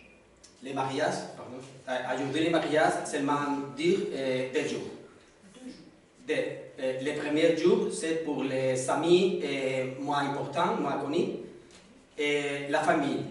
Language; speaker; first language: French; non-native, learner; Spanish